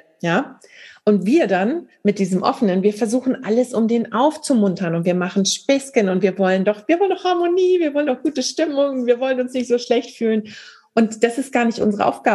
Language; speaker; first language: German; native; German